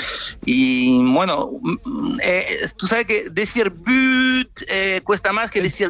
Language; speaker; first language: Spanish; non-native, fluent; French